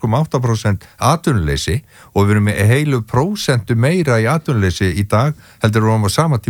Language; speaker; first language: Icelandic; native; Icelandic